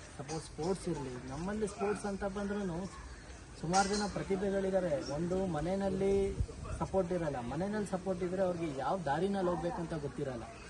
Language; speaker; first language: Kannada; non-native, local second language; Lambadi